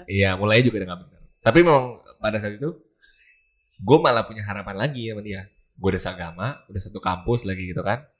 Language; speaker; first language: Indonesian; native; Indonesian